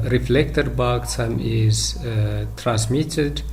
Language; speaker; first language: English; non-native, local second language; Amharic